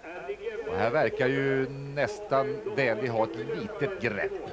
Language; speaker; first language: Swedish; native; Swedish